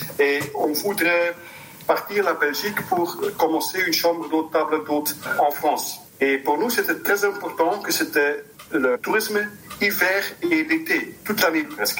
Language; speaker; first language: French; non-native, local second language; Dutch